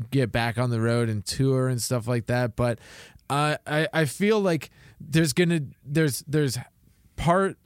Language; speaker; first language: English; native; English